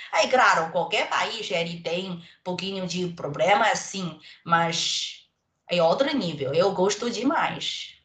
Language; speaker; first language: Portuguese; non-native, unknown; Chinese